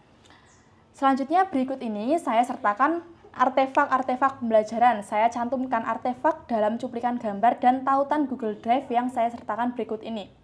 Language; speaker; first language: Indonesian; native; Indonesian